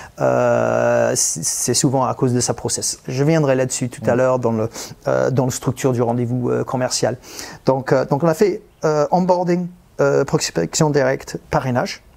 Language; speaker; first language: French; non-native, fluent; English